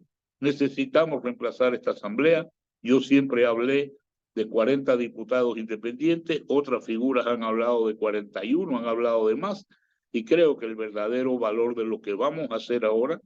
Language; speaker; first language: Spanish; native; Spanish